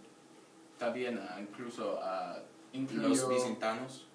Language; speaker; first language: Spanish; non-native, learner; English